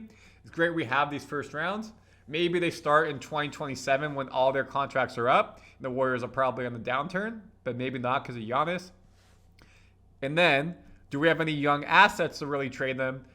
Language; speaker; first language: English; native; English